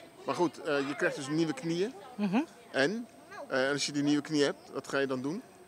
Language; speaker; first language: Dutch; native; Dutch